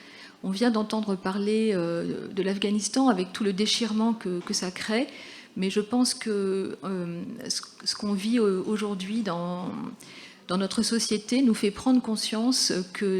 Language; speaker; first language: French; native; French